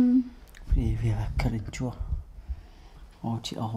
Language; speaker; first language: Danish; non-native, local second language; Kalaallisut